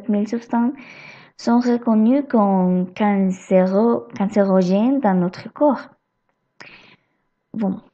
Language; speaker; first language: French; non-native, learner; Spanish